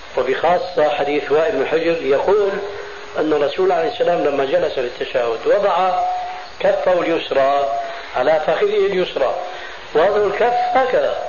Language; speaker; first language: Arabic; early bilingual, other home language; Albanian